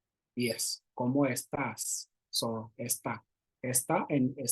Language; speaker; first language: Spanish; non-native, learner; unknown